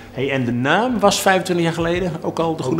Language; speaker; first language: Dutch; native; Dutch